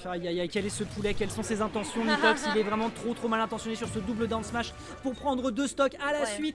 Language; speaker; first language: French; native; French